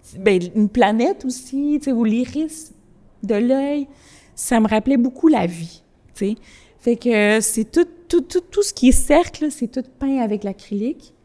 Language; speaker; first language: French; early bilingual, other home language; Spanish